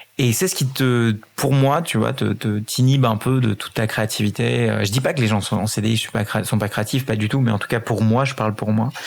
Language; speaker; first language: French; early bilingual, other home language; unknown